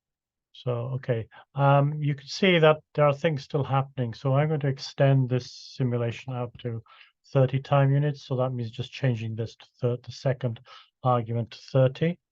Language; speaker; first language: English; native; English